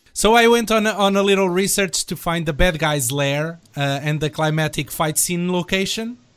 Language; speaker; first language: English; non-native, fluent; Portuguese